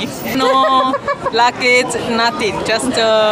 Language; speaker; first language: English; non-native, learner; Chinese